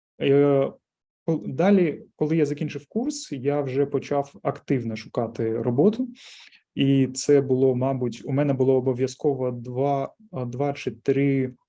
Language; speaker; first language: Ukrainian; non-native, local second language; Russian